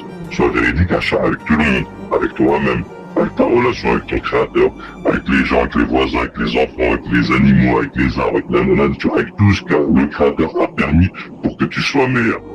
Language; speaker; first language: French; native; French